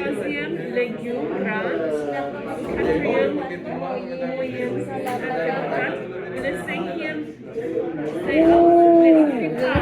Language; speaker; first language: French; non-native, learner; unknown